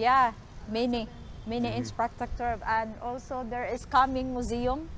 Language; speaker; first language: English; non-native, local second language; Cebuano